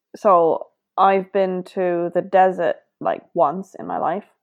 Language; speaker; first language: English; non-native, local second language; Cantonese